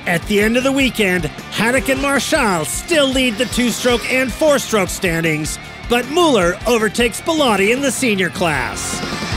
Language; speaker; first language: English; non-native, fluent; Portuguese